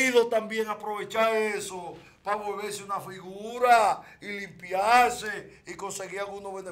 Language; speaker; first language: Spanish; native; Spanish